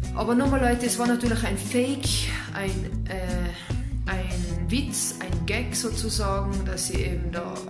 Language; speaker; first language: German; native; German